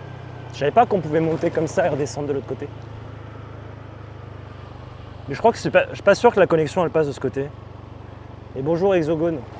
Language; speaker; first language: French; native; French